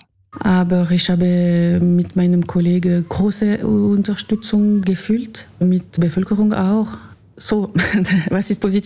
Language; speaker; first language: German; non-native, local second language; French